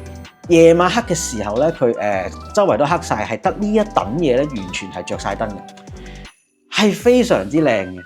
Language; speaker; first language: Cantonese; native; Cantonese